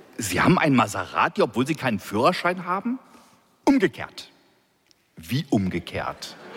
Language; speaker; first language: German; native; German